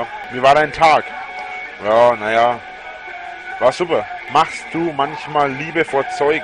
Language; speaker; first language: German; native; German